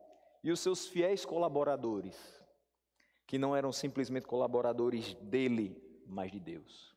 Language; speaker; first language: Portuguese; native; Portuguese